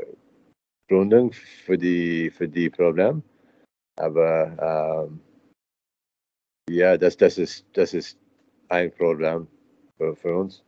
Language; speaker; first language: German; non-native, learner; English